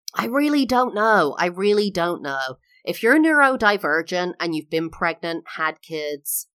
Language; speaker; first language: English; native; English